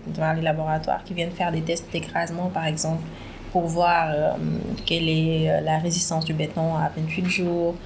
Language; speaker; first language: French; non-native, local second language; Wolof